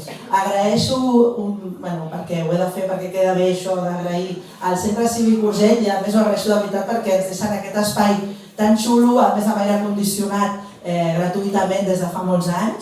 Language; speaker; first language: Catalan; native; Catalan